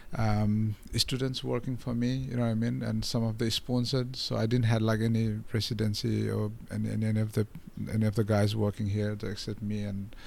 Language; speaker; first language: English; non-native, local second language; Nepali